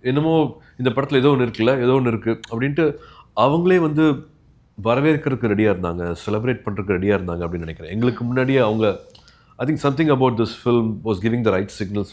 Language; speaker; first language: Tamil; native; Tamil